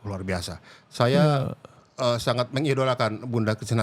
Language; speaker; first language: Indonesian; native; Indonesian